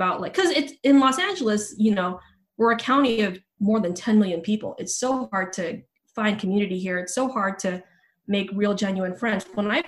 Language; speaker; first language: English; native; English